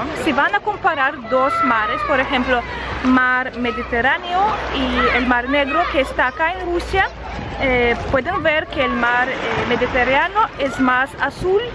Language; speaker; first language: Spanish; non-native, fluent; Russian